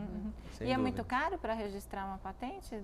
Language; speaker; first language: Portuguese; native; Portuguese